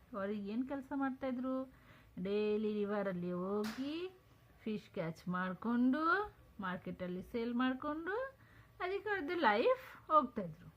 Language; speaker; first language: Kannada; non-native, local second language; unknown